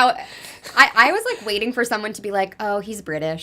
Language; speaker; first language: English; native; English